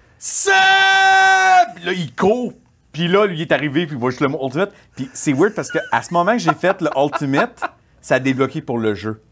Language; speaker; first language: French; native; French